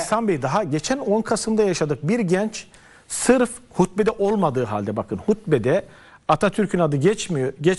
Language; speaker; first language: Turkish; native; Turkish